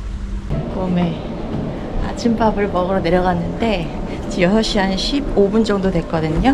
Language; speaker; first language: Korean; native; Korean